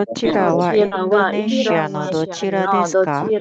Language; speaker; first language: Japanese; non-native, learner; Indonesian